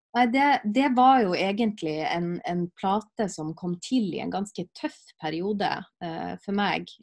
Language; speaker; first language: Norwegian; native; Norwegian